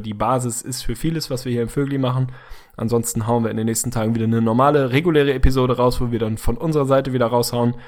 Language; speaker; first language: German; native; German